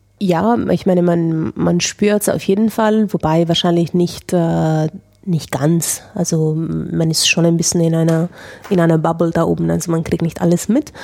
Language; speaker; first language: German; non-native, fluent; Italian